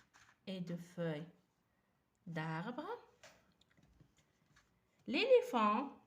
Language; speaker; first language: French; non-native, fluent; Arabic